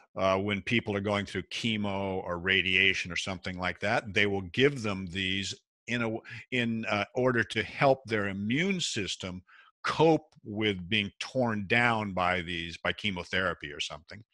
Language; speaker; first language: English; native; English